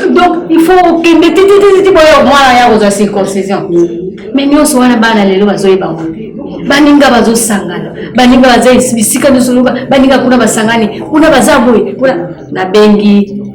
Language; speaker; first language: Lingala; non-native, local second language; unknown